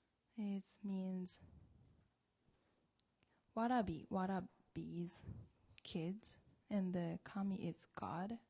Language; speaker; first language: English; non-native, learner; Japanese